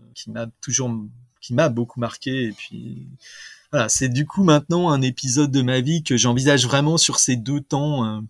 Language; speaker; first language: French; native; French